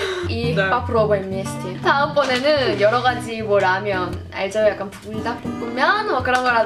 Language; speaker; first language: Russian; non-native, learner; Korean